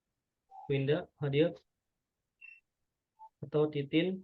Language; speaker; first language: Indonesian; native; Indonesian